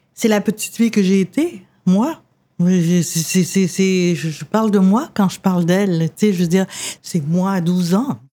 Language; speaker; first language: French; native; French